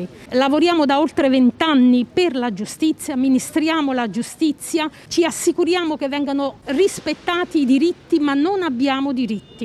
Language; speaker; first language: Italian; native; Italian